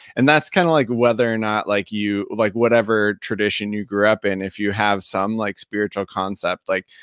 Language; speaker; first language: English; native; English